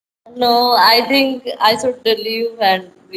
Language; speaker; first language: English; non-native, learner; Hindi